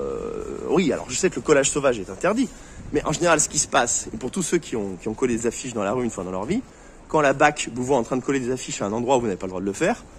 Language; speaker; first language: French; native; French